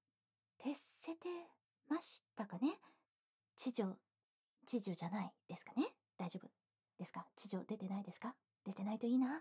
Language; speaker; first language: Japanese; native; Japanese